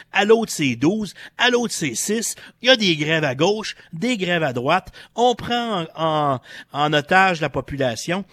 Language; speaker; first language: French; native; French